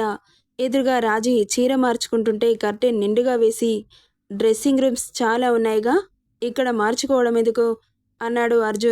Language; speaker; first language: Telugu; native; Telugu